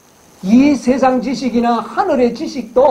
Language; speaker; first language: Korean; native; Korean